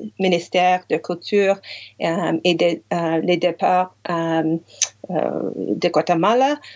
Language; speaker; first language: French; non-native, fluent; English